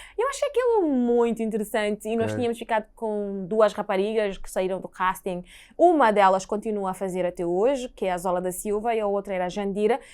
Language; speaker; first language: Portuguese; native; Portuguese